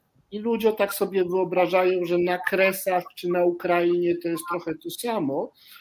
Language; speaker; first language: Polish; native; Polish